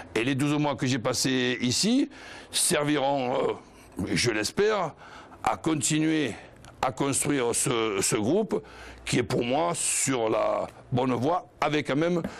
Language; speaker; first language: French; native; French